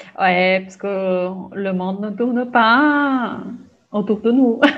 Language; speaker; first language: French; non-native, fluent; Portuguese